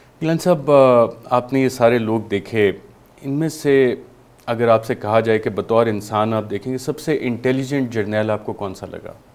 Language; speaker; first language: Urdu; native; Urdu